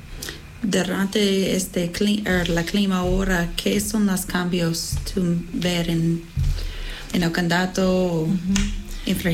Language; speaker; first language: Spanish; non-native, learner; English